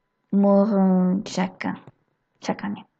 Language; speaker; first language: French; non-native, learner; Spanish